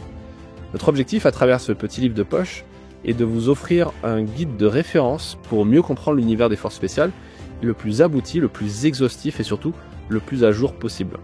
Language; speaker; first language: French; native; French